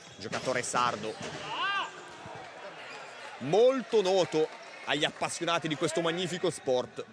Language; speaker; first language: Italian; native; Italian